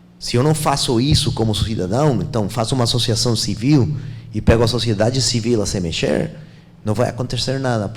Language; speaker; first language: Portuguese; non-native, fluent; Spanish